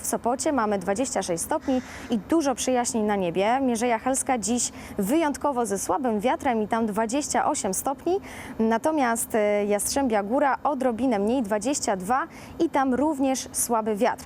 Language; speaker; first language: Polish; native; Polish